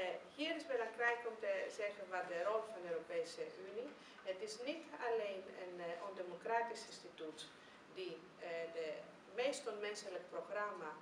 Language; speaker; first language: Dutch; non-native, fluent; Greek